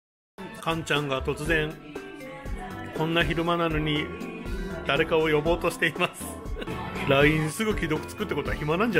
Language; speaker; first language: Japanese; native; Japanese